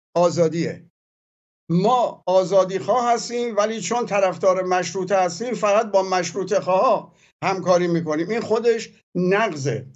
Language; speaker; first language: Persian; native; Persian